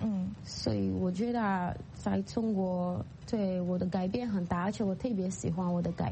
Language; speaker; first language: Chinese; non-native, fluent; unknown